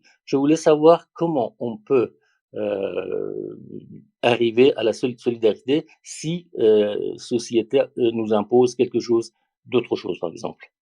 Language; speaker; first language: French; non-native, learner; Persian